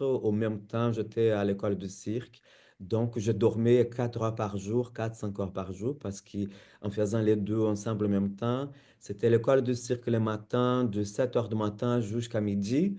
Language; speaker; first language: French; non-native, fluent; Portuguese